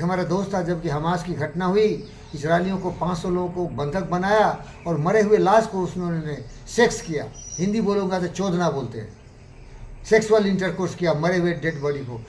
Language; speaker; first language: Hindi; native; Hindi